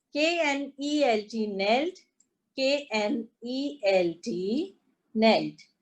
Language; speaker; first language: English; non-native, local second language; Punjabi